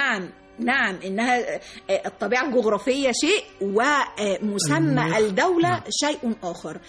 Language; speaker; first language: Arabic; native; Arabic